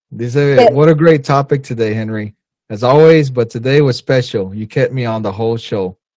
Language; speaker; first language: English; early bilingual, other home language; Spanish